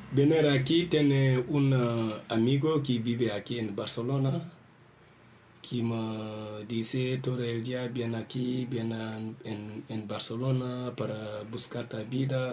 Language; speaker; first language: Spanish; non-native, learner; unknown